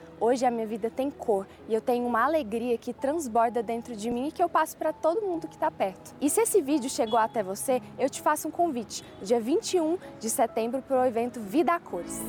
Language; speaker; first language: Portuguese; early bilingual, other home language; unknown